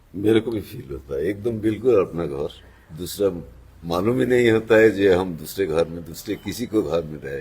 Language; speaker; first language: Hindi; non-native, local second language; Bangla